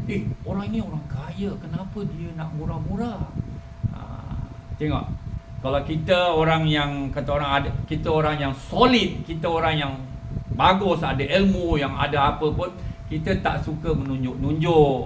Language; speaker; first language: Malay; native; Malay